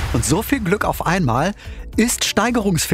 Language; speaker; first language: German; native; German